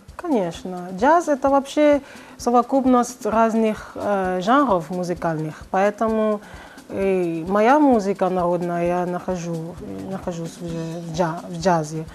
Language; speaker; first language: Russian; non-native, fluent; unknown